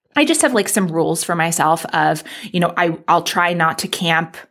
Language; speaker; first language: English; native; English